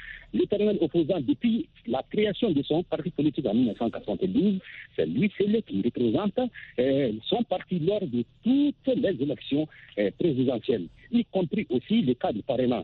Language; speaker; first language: French; non-native, local second language; Bambara